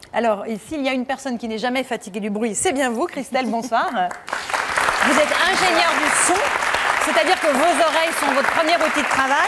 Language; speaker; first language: French; native; French